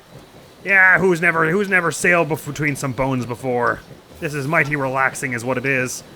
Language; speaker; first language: English; native; English